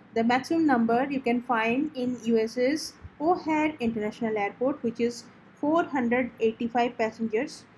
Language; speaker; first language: English; non-native, local second language; Odia